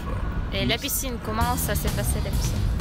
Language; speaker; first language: French; non-native, learner; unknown